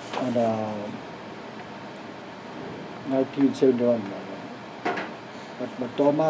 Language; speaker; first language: English; non-native, learner; Lao